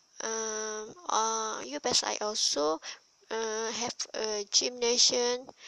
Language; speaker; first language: English; non-native, learner; Malay